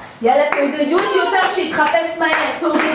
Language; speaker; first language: Hebrew; native; Hebrew